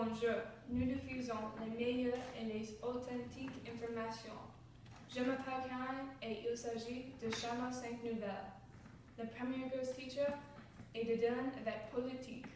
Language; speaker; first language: French; non-native, learner; English